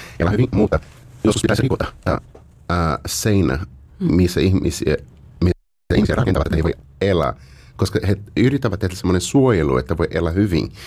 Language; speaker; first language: Finnish; non-native, learner; Portuguese